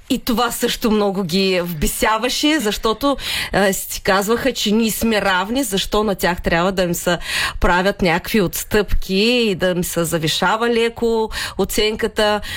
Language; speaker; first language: Bulgarian; early bilingual, heritage; Bulgarian